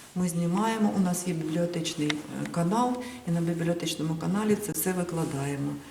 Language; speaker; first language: Ukrainian; native; Ukrainian